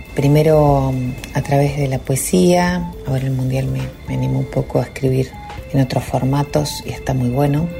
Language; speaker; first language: Spanish; native; Spanish